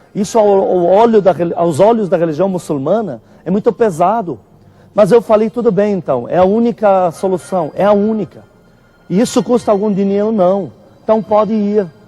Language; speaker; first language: Portuguese; non-native, fluent; Arabic